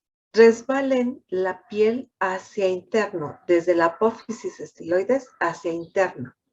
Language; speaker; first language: Spanish; native; Spanish